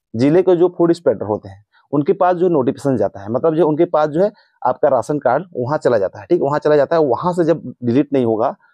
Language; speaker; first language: Hindi; native; Hindi